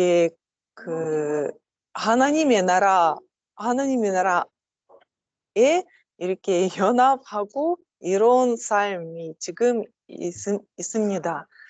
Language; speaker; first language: Korean; non-native, learner; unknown